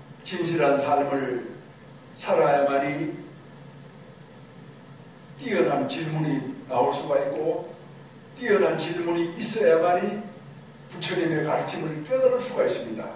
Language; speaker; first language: Korean; native; Korean